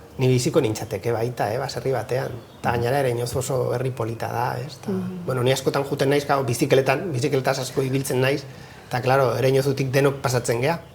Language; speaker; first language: Basque; non-native, local second language; Spanish